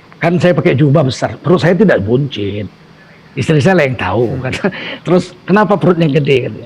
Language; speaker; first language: Indonesian; native; Indonesian